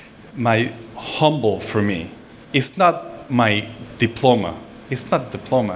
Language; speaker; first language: English; non-native, fluent; Spanish